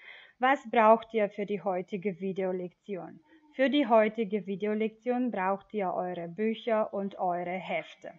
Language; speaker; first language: German; non-native, fluent; Macedonian